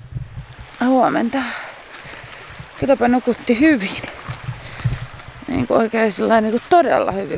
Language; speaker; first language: Finnish; native; Finnish